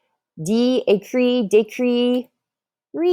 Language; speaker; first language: French; non-native, fluent; English